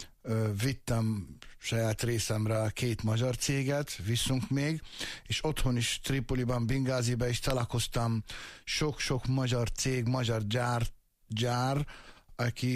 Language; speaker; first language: Hungarian; non-native, fluent; Arabic